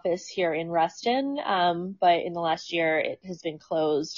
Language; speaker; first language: English; native; English